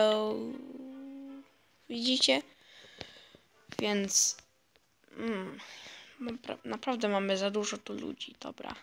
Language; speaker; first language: Polish; early bilingual, heritage; Polish